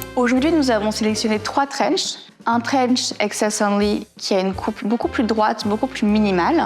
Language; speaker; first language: French; native; French